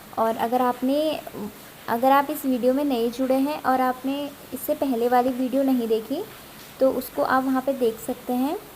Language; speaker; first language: Hindi; native; Hindi